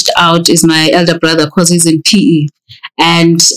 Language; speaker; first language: English; non-native, local second language; Xhosa